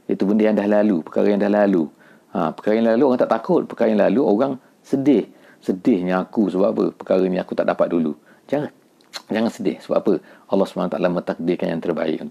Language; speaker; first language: Malay; native; Malay